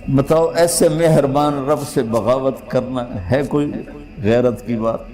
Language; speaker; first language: Urdu; non-native, local second language; Punjabi